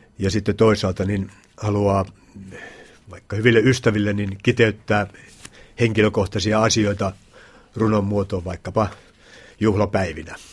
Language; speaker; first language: Finnish; native; Finnish